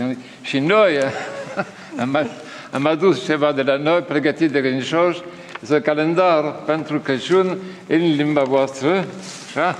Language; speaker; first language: Romanian; non-native, learner; French